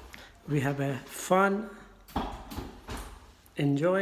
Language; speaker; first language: English; non-native, learner; Hindi